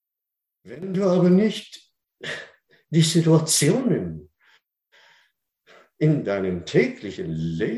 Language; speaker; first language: German; non-native, learner; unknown